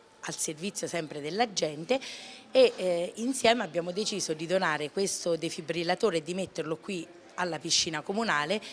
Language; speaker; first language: Italian; native; Italian